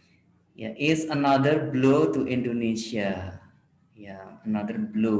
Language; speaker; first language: English; non-native, fluent; Indonesian